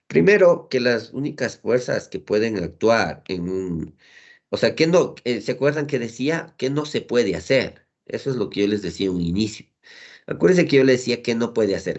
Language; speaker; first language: Spanish; native; Spanish